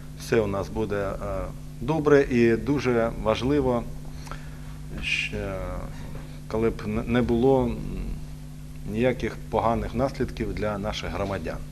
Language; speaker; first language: Ukrainian; non-native, local second language; Russian